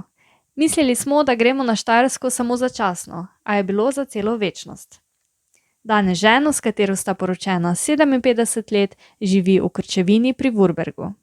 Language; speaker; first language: Slovenian; native; Slovenian